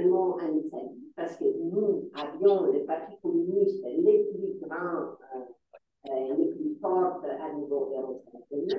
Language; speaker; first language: French; non-native, fluent; Italian